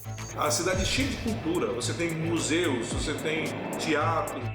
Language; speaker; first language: Portuguese; non-native, fluent; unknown